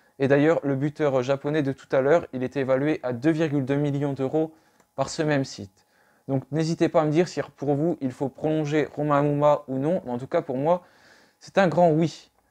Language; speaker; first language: French; native; French